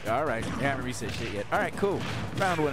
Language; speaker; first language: English; native; English